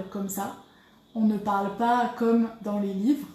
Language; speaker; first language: French; native; French